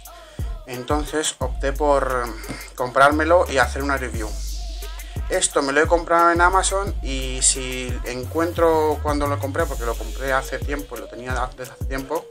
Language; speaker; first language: Spanish; native; Spanish